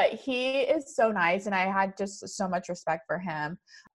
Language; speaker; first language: English; native; English